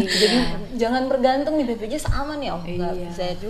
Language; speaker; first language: Indonesian; native; Indonesian